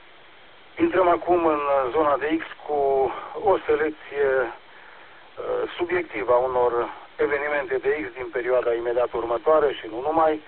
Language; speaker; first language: Romanian; native; Romanian